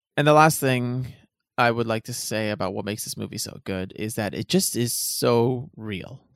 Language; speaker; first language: English; native; English